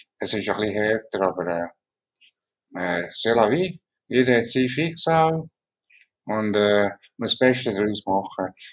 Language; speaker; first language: German; non-native, local second language; Italian